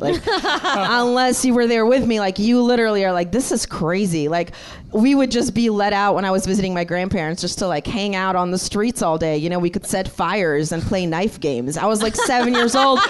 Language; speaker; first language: English; early bilingual, other home language; Russian